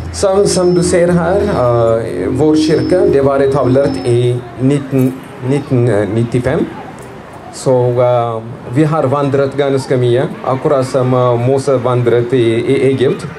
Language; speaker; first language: Norwegian; non-native, fluent; Amharic